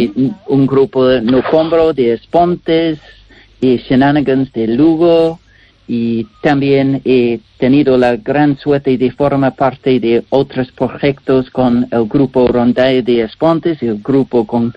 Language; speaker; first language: Spanish; non-native, learner; English